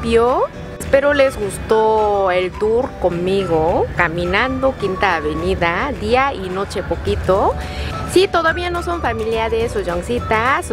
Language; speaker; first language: Spanish; non-native, learner; Korean